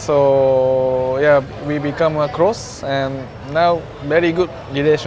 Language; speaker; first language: English; non-native, learner; Japanese